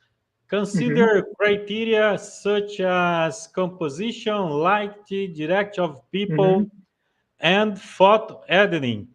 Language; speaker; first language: English; non-native, fluent; Portuguese